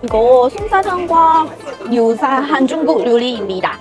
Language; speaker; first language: Korean; non-native, fluent; Cantonese